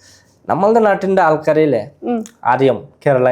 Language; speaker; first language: Malayalam; non-native, local second language; Bangla